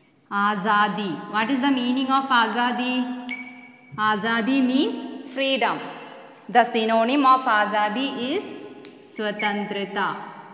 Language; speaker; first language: English; non-native, local second language; Malayalam